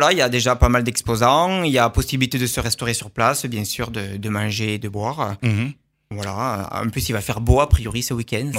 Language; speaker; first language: French; native; French